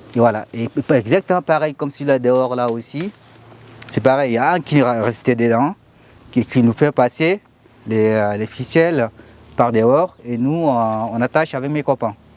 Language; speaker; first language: French; non-native, learner; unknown